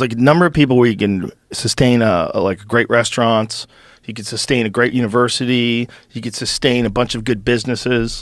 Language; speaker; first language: English; native; English